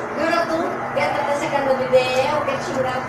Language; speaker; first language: Spanish; native; Spanish